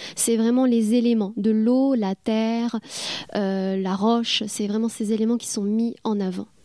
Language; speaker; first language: French; native; French